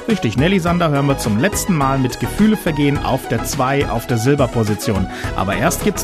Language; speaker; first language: German; native; German